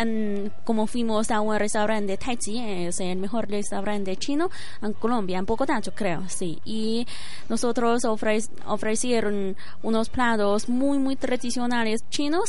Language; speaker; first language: Spanish; non-native, learner; Chinese